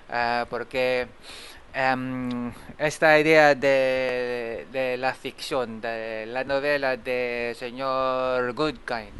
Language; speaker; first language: Spanish; non-native, fluent; Japanese